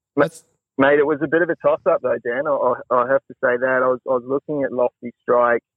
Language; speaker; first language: English; native; English